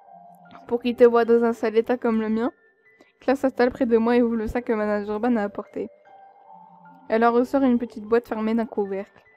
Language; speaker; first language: French; native; French